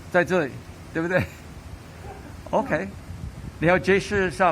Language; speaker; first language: Chinese; non-native, learner; English